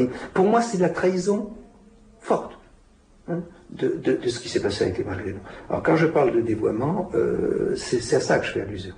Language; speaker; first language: French; native; French